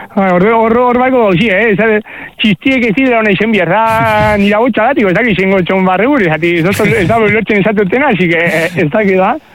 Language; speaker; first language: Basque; native; Basque